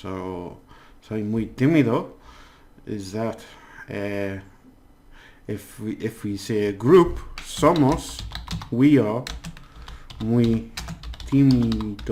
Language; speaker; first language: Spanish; non-native, learner; English